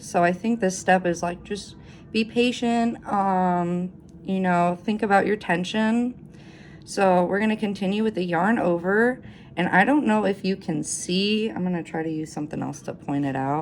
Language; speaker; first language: English; native; English